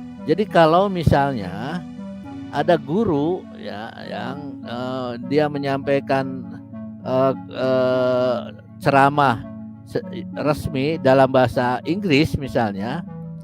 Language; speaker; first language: Indonesian; native; Indonesian